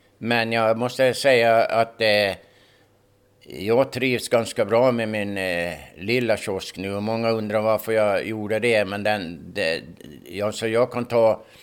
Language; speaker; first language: Swedish; native; Swedish